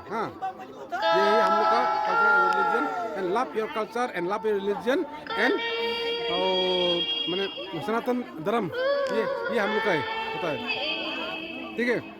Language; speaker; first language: Hindi; non-native, local second language; Rongmei Naga